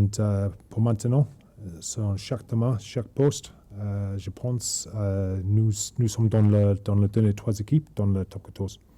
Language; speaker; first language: French; non-native, learner; English